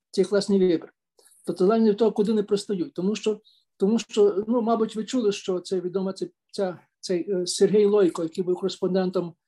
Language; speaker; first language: Ukrainian; native; Ukrainian